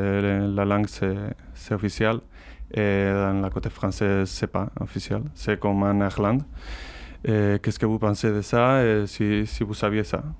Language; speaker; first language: French; non-native, learner; Spanish